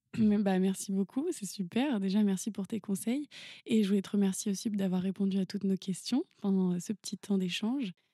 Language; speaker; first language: French; native; French